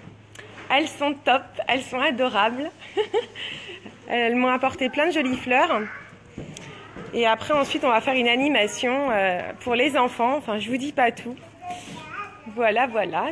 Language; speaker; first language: French; native; French